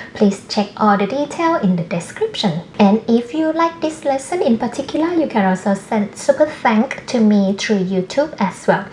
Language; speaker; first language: English; non-native, fluent; Thai